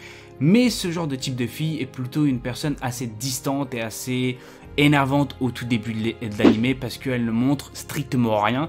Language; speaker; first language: French; native; French